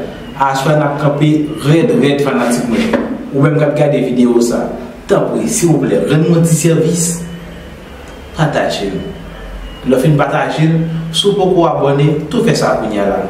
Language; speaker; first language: French; non-native, local second language; Haitian Creole